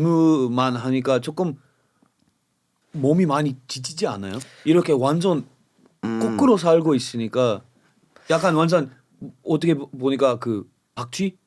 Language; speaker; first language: Korean; non-native, fluent; English